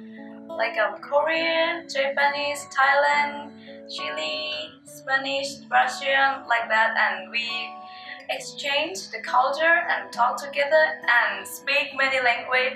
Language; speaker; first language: English; non-native, learner; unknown